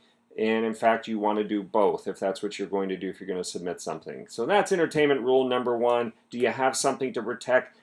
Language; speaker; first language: English; native; English